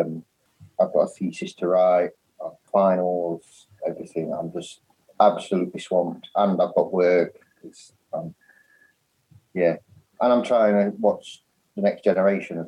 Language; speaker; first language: English; native; English